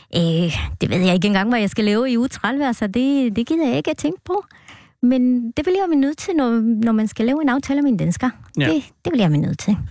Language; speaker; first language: Danish; non-native, fluent; Spanish